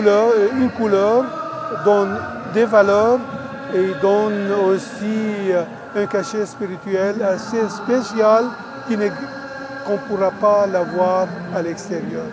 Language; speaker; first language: French; non-native, local second language; Arabic